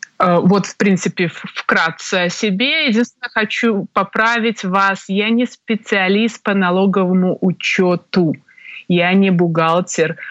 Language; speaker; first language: Russian; native; Russian